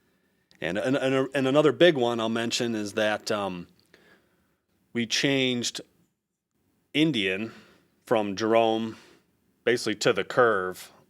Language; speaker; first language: English; native; English